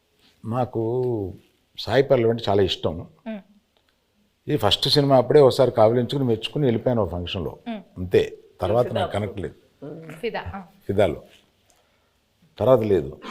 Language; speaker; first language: Telugu; native; Telugu